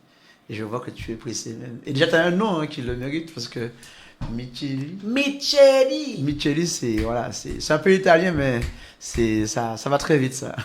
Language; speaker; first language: French; native; French